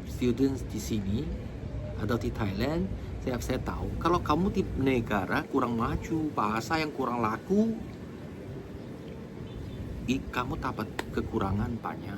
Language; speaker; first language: Indonesian; non-native, fluent; Chinese